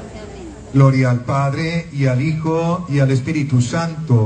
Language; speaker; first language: Spanish; native; Spanish